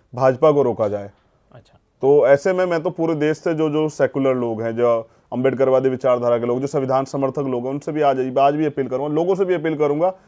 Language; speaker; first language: Hindi; native; Hindi